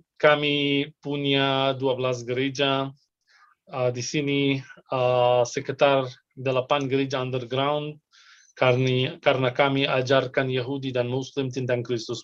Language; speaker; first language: Indonesian; non-native, fluent; Arabic